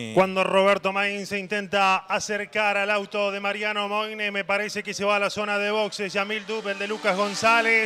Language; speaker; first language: Spanish; native; Spanish